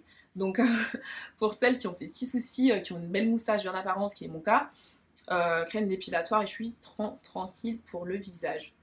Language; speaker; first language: French; native; French